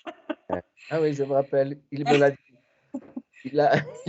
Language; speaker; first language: French; non-native, fluent; Italian